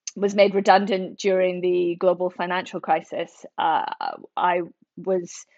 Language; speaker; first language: English; native; English